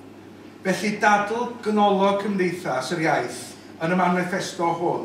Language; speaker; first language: Welsh; native; Welsh